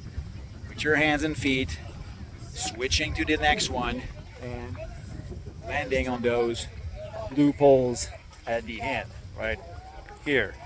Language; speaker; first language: English; non-native, local second language; French